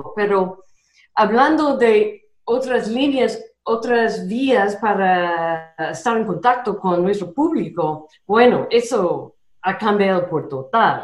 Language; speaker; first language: Spanish; non-native, fluent; English